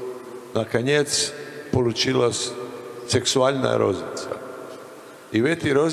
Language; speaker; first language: Russian; non-native, learner; Serbian